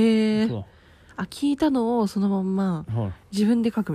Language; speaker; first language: Japanese; native; Japanese